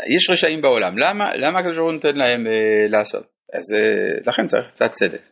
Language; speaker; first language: Hebrew; non-native, fluent; French